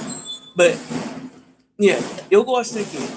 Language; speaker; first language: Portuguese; non-native, learner; English